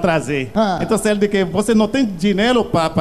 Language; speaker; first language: Portuguese; non-native, learner; Haitian Creole